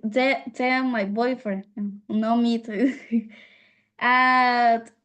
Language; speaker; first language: English; non-native, learner; Spanish